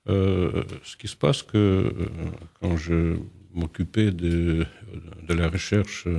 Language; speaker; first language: French; non-native, fluent; Russian